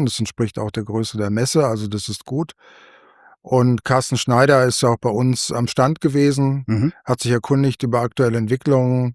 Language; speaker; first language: German; native; German